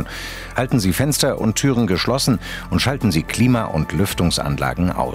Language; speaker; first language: German; native; German